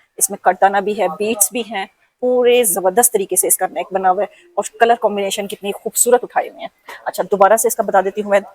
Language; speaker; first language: Urdu; non-native, local second language; Punjabi